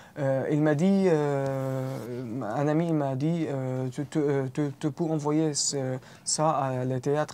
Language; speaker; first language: French; non-native, learner; Arabic